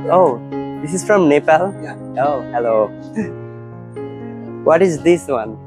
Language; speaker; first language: English; non-native, fluent; Bangla